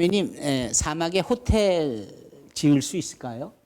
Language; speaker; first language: Korean; native; Korean